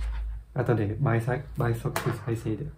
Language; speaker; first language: Japanese; non-native, fluent; Vietnamese